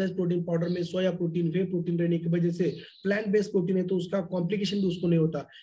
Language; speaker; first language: Hindi; non-native, local second language; Marathi